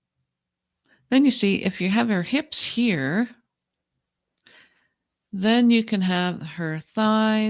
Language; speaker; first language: English; native; English